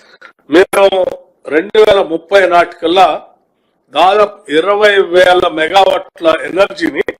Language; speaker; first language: Telugu; native; Telugu